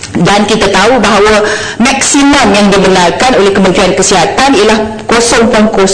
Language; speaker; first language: Malay; native; Malay